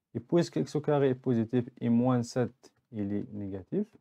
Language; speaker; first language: French; non-native, local second language; Arabic